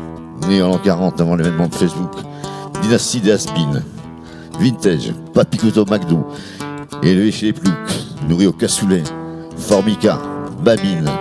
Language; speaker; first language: French; native; French